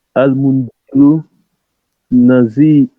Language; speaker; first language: Arabic; non-native, learner; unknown